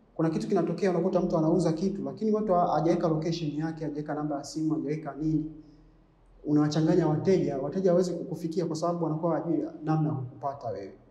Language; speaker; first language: Swahili; native; Swahili